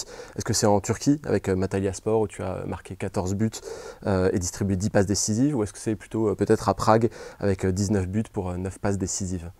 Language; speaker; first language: French; native; French